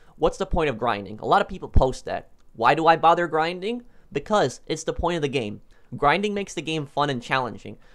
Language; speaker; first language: English; native; English